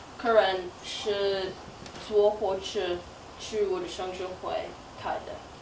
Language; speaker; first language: Chinese; non-native, learner; English